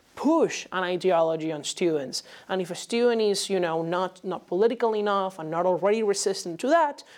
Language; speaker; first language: English; non-native, fluent; Spanish